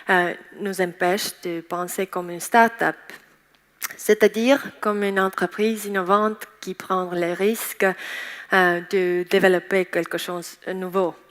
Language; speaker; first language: French; non-native, learner; Estonian